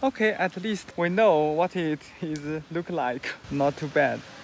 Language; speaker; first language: English; non-native, learner; Chinese